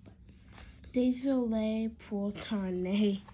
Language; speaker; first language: French; non-native, learner; English